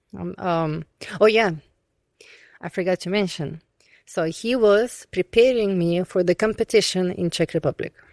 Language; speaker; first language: English; non-native, fluent; Russian